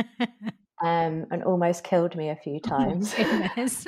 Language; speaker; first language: English; native; English